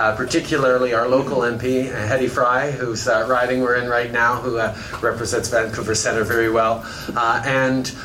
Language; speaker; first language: English; native; English